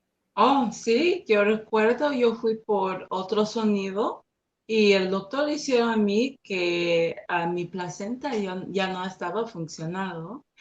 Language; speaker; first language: Spanish; non-native, learner; English